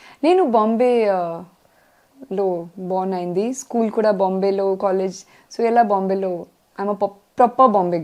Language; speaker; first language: Telugu; non-native, learner; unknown